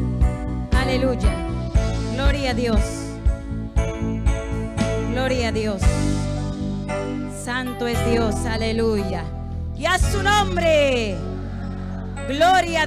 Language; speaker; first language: Spanish; native; Spanish